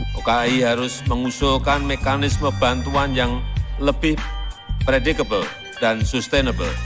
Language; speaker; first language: Indonesian; native; Indonesian